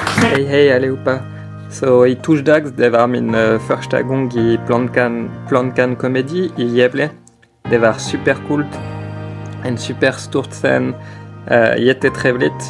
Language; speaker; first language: Swedish; early bilingual, heritage; French